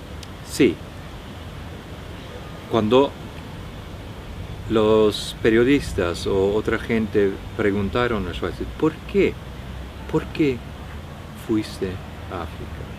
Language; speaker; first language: Spanish; non-native, fluent; Norwegian